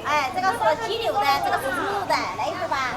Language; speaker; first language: Chinese; native; Chinese